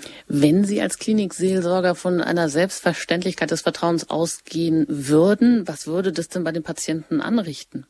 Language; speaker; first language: German; native; German